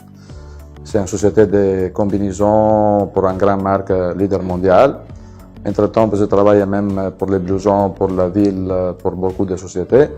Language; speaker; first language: French; non-native, fluent; Italian